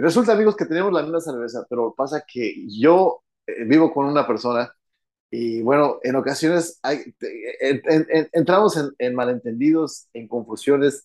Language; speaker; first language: Spanish; early bilingual, heritage; Spanish